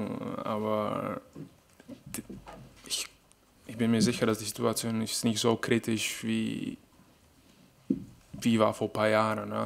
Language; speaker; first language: German; non-native, fluent; Czech